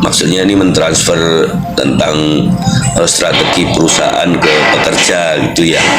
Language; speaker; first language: Indonesian; native; Indonesian